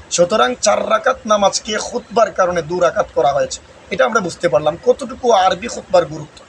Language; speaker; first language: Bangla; non-native, local second language; Sylheti